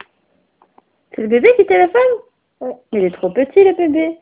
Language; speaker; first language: French; native; French